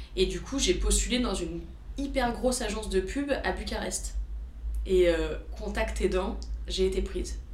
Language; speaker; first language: French; early bilingual, other home language; Romanian